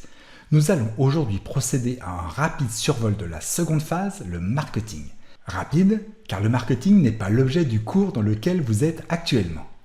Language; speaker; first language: French; native; French